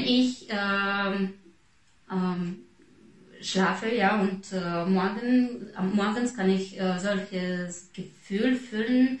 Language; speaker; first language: German; non-native, fluent; Russian